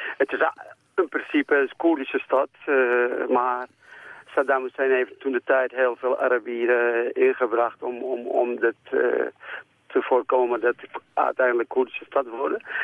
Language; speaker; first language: Dutch; non-native, fluent; Central Kurdish